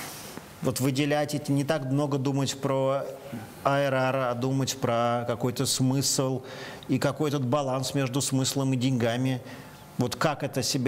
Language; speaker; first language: Russian; native; Russian